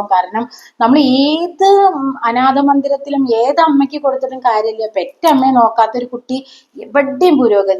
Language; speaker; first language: Malayalam; native; Malayalam